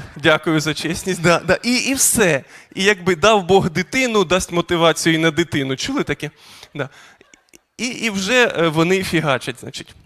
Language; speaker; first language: Ukrainian; non-native, local second language; Russian